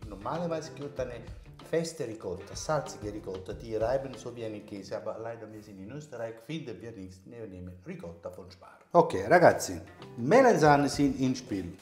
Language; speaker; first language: German; non-native, learner; Italian